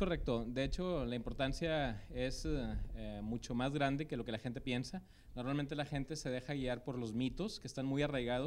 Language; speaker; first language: Spanish; native; Spanish